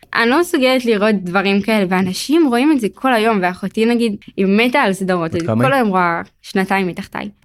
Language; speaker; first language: Hebrew; native; Hebrew